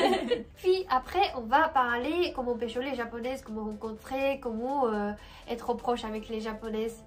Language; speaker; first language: French; non-native, fluent; Japanese